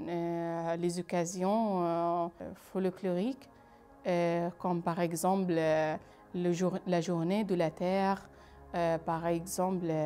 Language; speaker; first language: French; non-native, fluent; Arabic